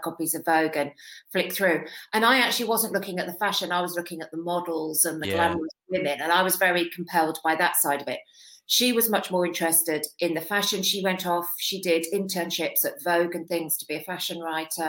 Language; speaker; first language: English; native; English